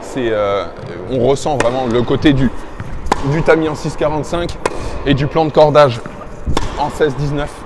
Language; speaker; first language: French; native; French